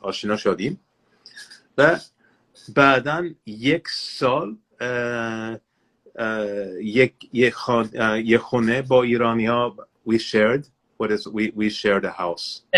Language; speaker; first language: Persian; non-native, learner; English